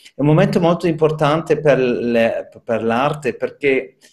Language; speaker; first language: Italian; non-native, learner; English